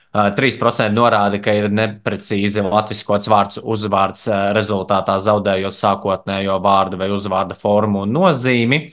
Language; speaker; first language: Latvian; native; Latvian